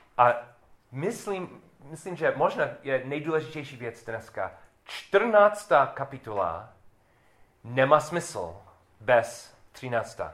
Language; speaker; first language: Czech; non-native, learner; English